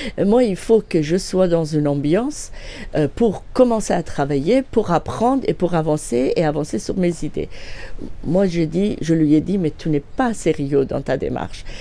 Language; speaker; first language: French; non-native, fluent; Persian